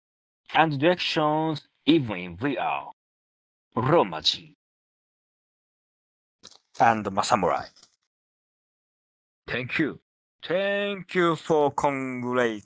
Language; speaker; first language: English; non-native, learner; Japanese